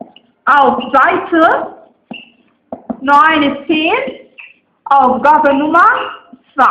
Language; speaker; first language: German; non-native, fluent; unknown